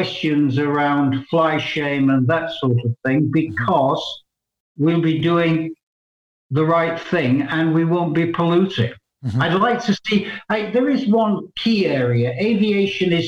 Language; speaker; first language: English; native; English